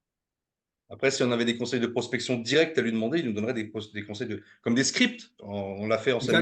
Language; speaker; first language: French; native; French